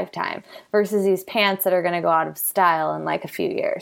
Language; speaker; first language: English; native; English